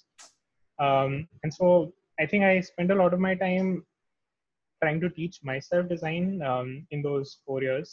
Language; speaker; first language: English; non-native, local second language; Hindi